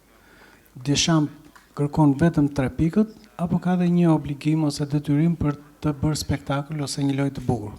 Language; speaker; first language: Albanian; native; Albanian